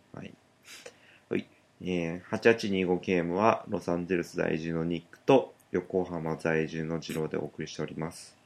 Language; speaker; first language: Japanese; native; Japanese